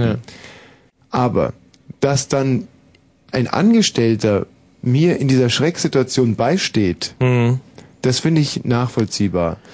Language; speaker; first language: German; native; German